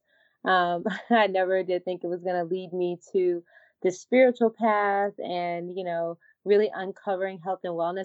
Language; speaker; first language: English; native; English